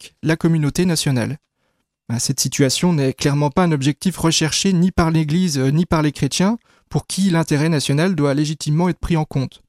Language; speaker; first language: French; native; French